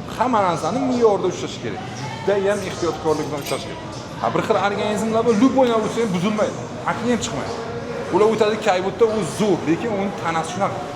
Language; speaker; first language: Uzbek; native; Uzbek